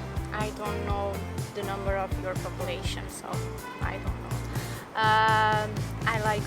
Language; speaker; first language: English; non-native, fluent; Portuguese